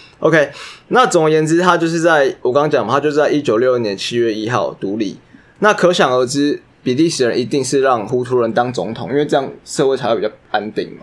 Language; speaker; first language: Chinese; native; Chinese